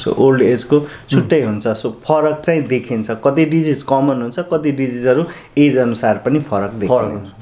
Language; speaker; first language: Nepali; non-native, local second language; Maithili